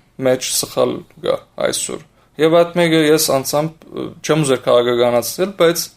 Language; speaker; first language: Armenian; early bilingual, heritage; Armenian